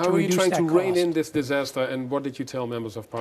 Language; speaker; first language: English; non-native, fluent; Dutch